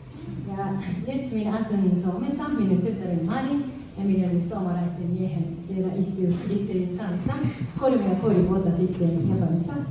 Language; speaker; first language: Finnish; non-native, learner; Japanese